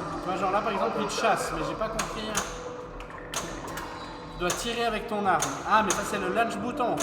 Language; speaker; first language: French; native; French